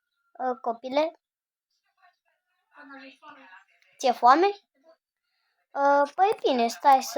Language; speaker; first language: Romanian; native; Romanian